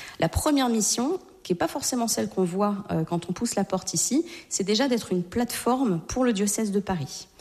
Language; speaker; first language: French; native; French